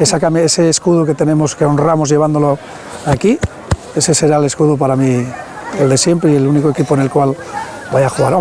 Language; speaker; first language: Spanish; native; Spanish